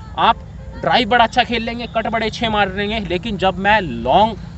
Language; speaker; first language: Hindi; native; Hindi